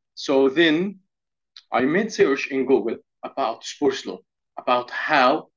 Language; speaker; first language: English; non-native, learner; Arabic